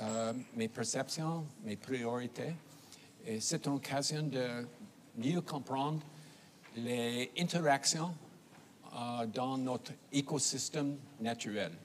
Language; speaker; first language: French; non-native, fluent; English